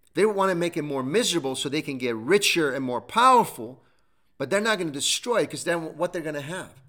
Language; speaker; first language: English; non-native, fluent; Italian